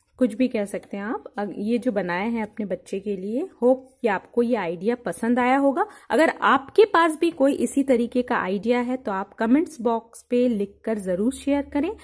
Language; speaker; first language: Hindi; native; Hindi